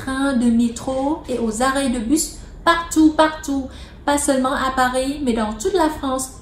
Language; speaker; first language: French; non-native, fluent; Vietnamese